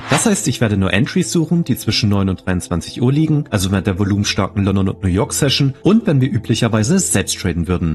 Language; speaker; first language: German; native; German